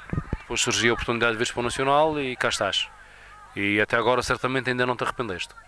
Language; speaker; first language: Portuguese; native; Portuguese